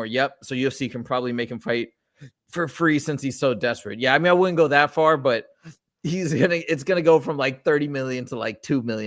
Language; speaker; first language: English; native; English